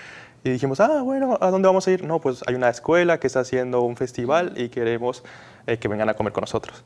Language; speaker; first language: Spanish; native; Spanish